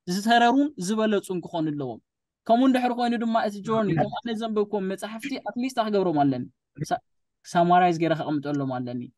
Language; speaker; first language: Tigrinya; native; Tigrinya